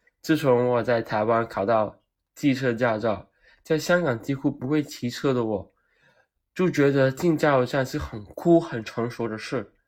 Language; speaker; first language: Chinese; non-native, local second language; Cantonese